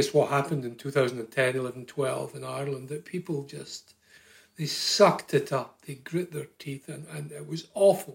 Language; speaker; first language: English; native; English